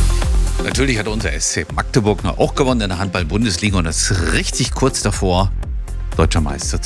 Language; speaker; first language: German; native; German